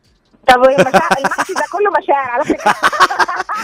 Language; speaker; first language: Arabic; native; Arabic